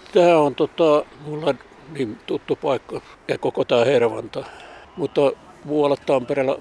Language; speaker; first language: Finnish; native; Finnish